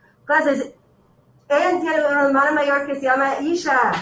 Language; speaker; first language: Spanish; non-native, learner; English